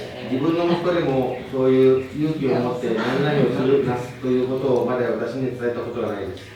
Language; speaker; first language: Japanese; non-native, fluent; Indonesian